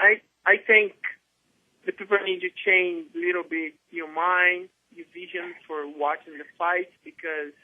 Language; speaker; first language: English; non-native, learner; Portuguese